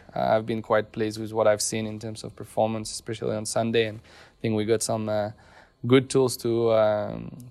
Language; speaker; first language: English; non-native, fluent; French